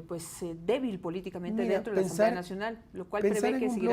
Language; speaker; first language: Spanish; native; Spanish